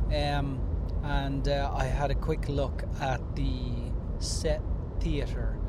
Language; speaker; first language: English; native; English